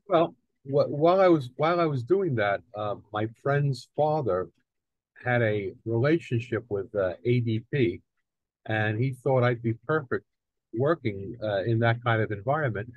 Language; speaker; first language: English; native; English